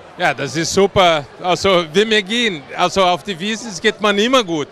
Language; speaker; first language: German; non-native, fluent; Portuguese